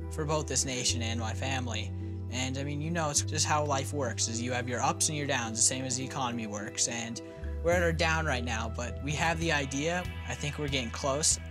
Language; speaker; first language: English; native; English